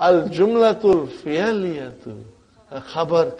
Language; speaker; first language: Arabic; non-native, fluent; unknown